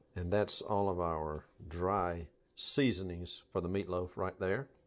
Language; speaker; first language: English; native; English